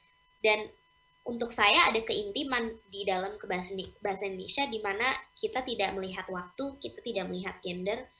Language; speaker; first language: Indonesian; early bilingual, heritage; English